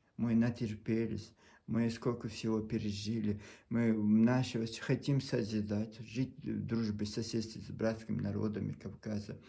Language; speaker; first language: Russian; non-native, local second language; Chechen